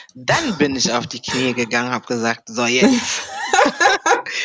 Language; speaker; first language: German; native; German